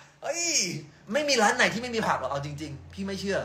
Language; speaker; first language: Thai; early bilingual, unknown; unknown